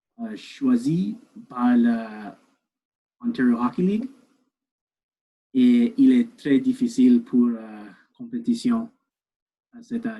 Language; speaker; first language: French; non-native, learner; English